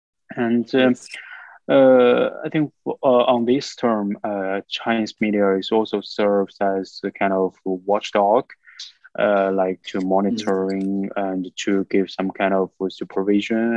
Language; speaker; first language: English; non-native, fluent; Chinese